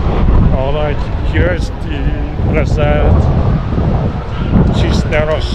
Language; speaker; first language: English; non-native, learner; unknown